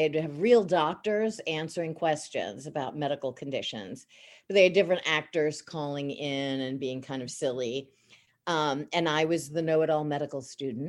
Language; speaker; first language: English; native; English